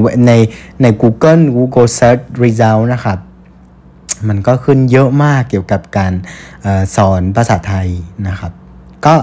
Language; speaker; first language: Thai; non-native, fluent; Vietnamese